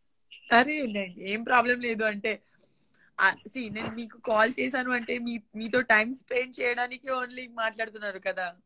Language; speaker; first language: Telugu; non-native, learner; Gujarati